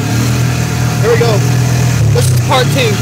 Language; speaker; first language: English; native; English